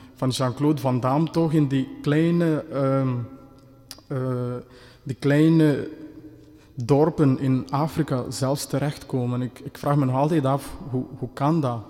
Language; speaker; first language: Dutch; non-native, fluent; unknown